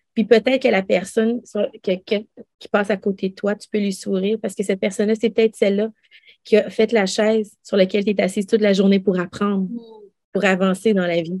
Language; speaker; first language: French; early bilingual, other home language; Lao